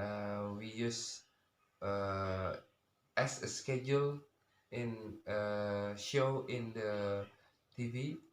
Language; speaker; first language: English; non-native, learner; Indonesian